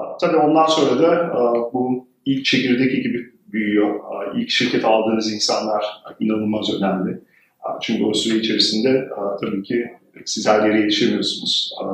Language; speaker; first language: Turkish; early bilingual, heritage; Turkish